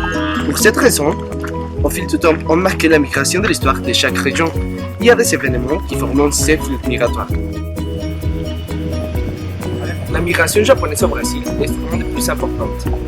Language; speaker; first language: French; non-native, fluent; Spanish